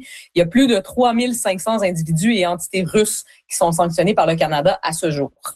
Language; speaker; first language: French; native; French